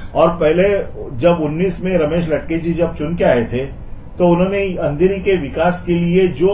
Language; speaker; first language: Hindi; non-native, local second language; Marathi